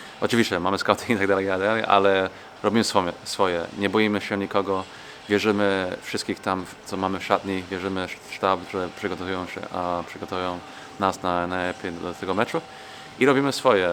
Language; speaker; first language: Polish; non-native, fluent; English